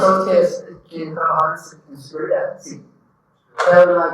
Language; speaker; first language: Spanish; non-native, learner; English